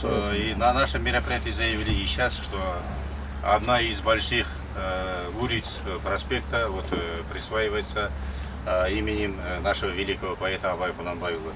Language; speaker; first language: Russian; non-native, local second language; Kazakh